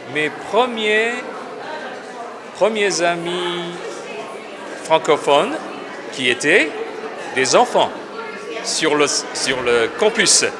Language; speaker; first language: French; non-native, fluent; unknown